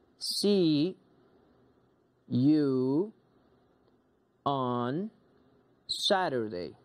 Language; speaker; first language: English; non-native, fluent; Spanish